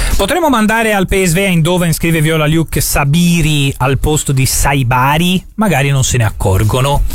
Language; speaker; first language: Italian; native; Italian